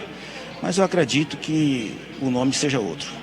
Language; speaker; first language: Portuguese; native; Portuguese